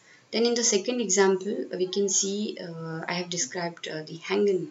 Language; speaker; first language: English; non-native, local second language; Hindi